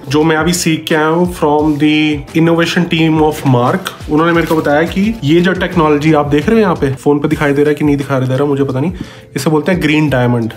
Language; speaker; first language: Hindi; native; Hindi